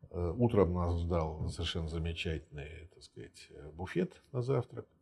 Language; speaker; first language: Russian; early bilingual, heritage; Russian